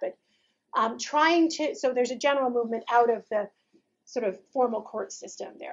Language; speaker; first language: English; native; English